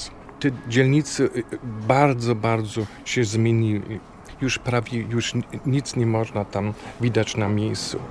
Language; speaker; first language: Polish; non-native, fluent; German